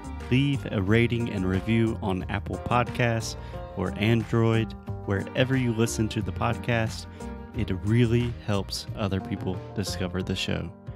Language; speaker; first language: English; native; English